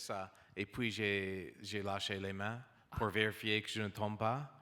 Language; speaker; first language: French; non-native, learner; English